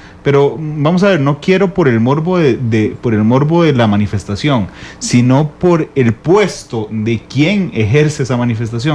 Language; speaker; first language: Spanish; native; Spanish